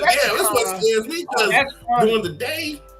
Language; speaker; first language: English; native; English